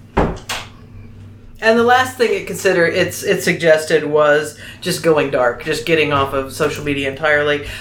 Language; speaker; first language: English; native; English